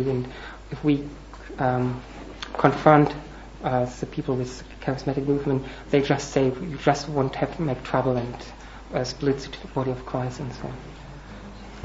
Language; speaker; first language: English; non-native, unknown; German